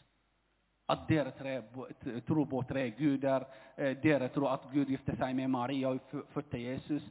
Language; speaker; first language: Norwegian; non-native, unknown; Arabic